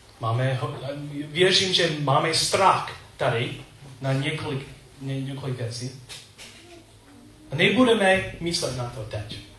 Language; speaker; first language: Czech; non-native, learner; English